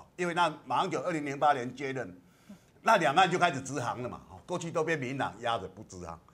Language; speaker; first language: Chinese; native; Chinese